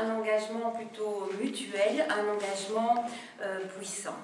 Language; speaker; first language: French; native; French